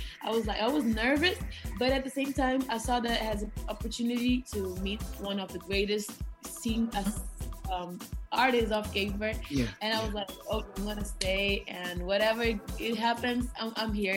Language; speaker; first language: English; non-native, learner; Kabuverdianu